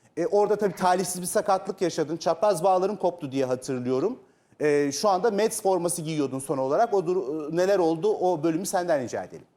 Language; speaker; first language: Turkish; native; Turkish